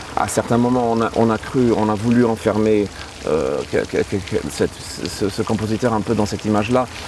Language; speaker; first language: French; early bilingual, other home language; English